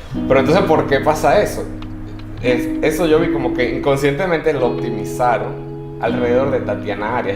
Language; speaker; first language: Spanish; native; Spanish